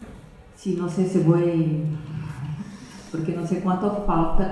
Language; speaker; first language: Spanish; non-native, fluent; Portuguese